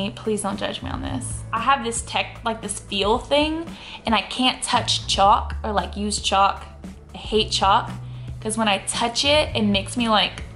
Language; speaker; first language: English; native; English